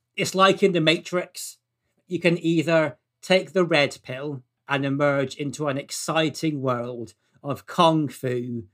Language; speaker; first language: English; native; English